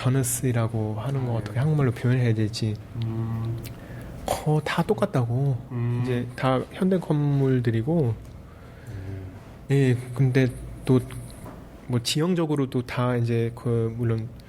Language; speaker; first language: Korean; early bilingual, heritage; Korean